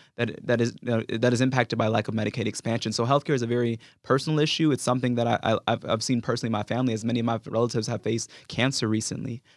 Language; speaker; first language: English; native; English